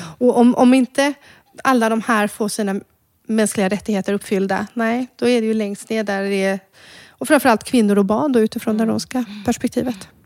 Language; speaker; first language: Swedish; native; Swedish